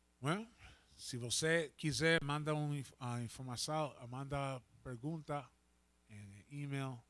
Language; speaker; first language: Portuguese; non-native, learner; Spanish